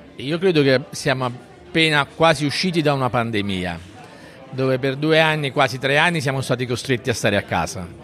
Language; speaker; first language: Italian; native; Italian